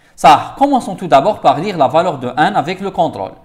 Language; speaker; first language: French; non-native, local second language; Arabic